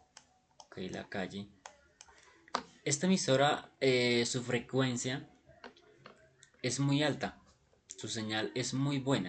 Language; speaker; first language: Spanish; native; Spanish